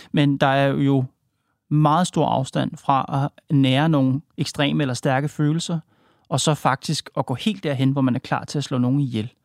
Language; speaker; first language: Danish; native; Danish